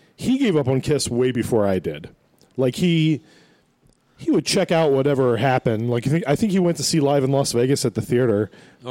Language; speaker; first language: English; native; English